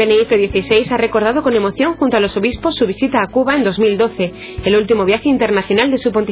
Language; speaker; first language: Spanish; native; Spanish